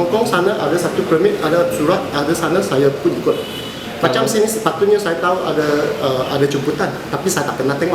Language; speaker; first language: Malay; non-native, local second language; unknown